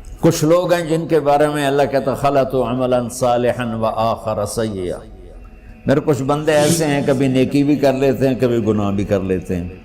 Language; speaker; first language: Urdu; non-native, local second language; Punjabi